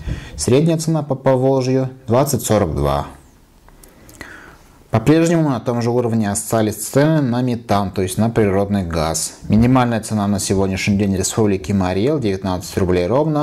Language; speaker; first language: Russian; native; Russian